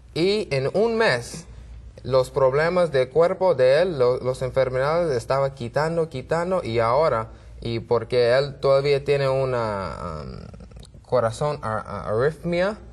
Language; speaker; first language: Spanish; non-native, learner; English